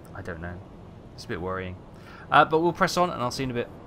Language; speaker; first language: English; native; English